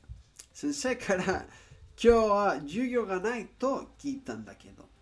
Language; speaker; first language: Japanese; non-native, learner; English